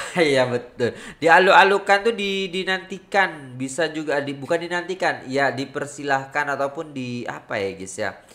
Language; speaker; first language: Indonesian; native; Indonesian